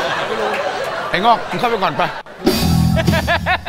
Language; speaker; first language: Thai; native; Thai